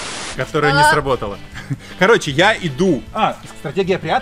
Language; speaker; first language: Russian; native; Russian